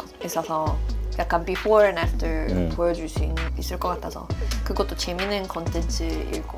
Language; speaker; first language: Korean; non-native, fluent; Swedish